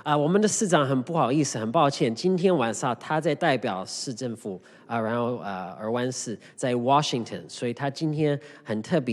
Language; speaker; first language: Chinese; early bilingual, heritage; English